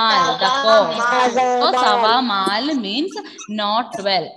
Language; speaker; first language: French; non-native, fluent; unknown